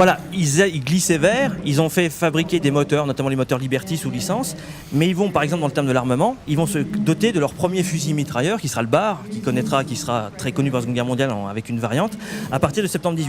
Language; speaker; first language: French; native; French